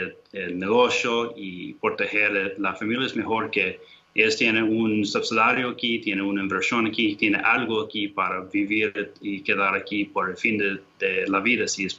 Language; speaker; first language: Spanish; non-native, fluent; English